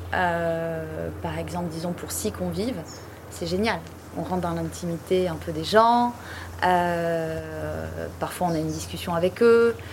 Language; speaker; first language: French; native; French